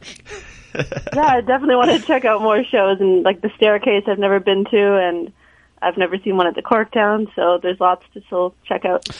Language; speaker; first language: English; native; English